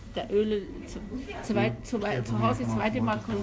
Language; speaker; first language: German; non-native, learner; Chinese